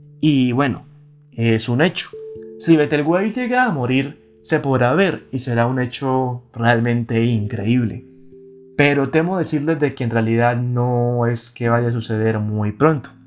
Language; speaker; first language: Spanish; native; Spanish